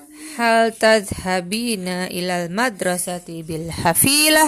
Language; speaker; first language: Arabic; non-native, learner; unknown